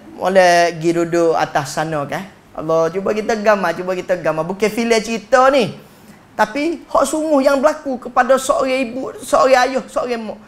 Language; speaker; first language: Malay; native; Malay